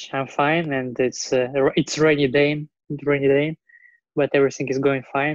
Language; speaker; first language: English; non-native, learner; Russian